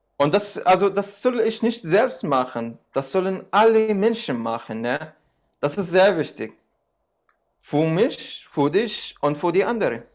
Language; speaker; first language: German; non-native, fluent; Arabic